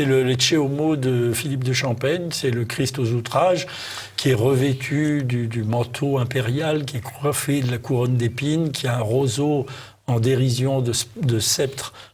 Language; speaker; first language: French; native; French